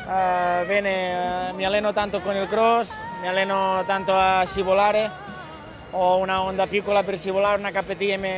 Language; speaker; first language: Italian; non-native, fluent; Spanish